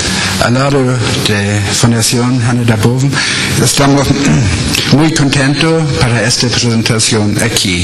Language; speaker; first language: Spanish; non-native, learner; German